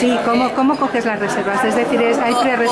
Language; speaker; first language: Spanish; native; Spanish